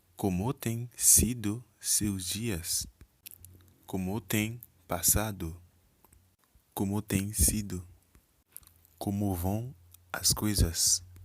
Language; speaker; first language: Portuguese; non-native, learner; Haitian Creole